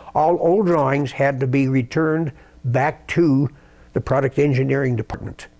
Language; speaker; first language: English; native; English